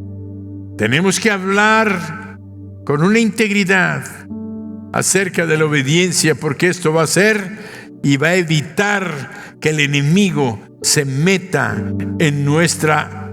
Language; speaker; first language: Spanish; native; Spanish